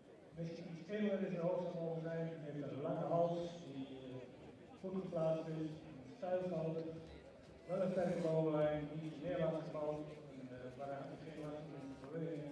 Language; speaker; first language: Dutch; native; Dutch